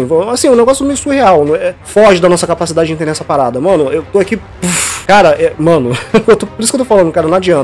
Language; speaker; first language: Portuguese; native; Portuguese